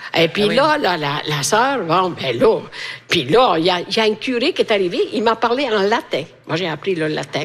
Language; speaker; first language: French; non-native, fluent; Italian